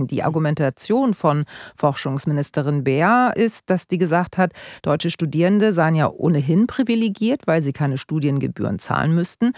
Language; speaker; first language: German; native; German